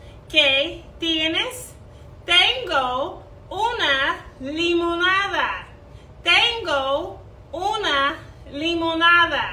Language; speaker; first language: Spanish; non-native, fluent; English